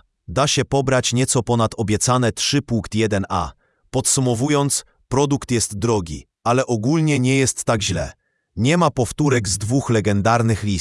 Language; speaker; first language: Polish; native; Polish